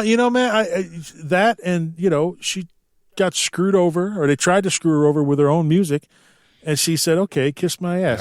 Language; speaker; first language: English; native; English